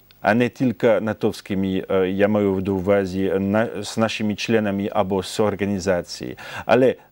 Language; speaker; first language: Ukrainian; non-native, fluent; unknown